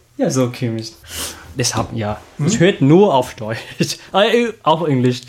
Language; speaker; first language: German; non-native, learner; Vietnamese